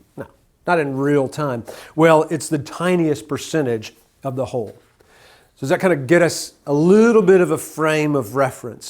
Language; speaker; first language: English; native; English